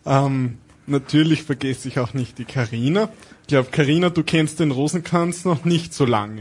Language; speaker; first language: German; native; German